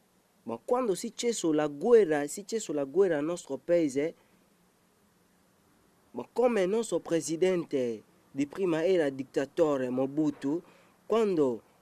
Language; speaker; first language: Italian; non-native, learner; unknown